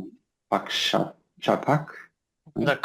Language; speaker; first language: French; non-native, learner; English